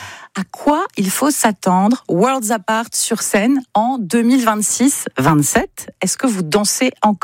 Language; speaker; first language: French; native; French